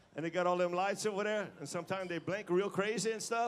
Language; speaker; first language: English; early bilingual, other home language; French